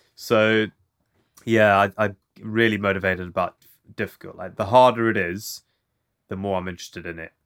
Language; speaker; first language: English; native; English